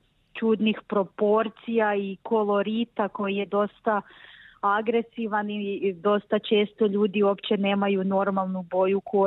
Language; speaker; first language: Croatian; native; Croatian